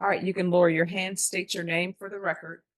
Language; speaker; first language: English; native; English